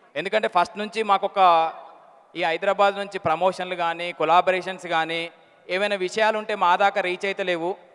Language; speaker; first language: Telugu; native; Telugu